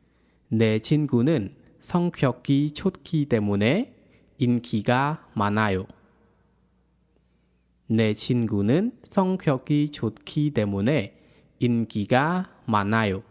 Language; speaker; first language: Korean; non-native, fluent; Khmer